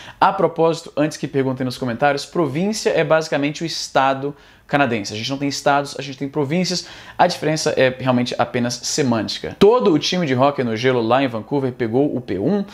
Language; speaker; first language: Portuguese; native; Portuguese